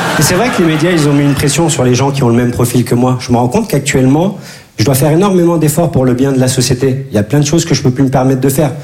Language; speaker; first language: French; native; French